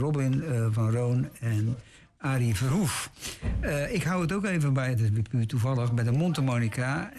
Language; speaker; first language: Dutch; native; Dutch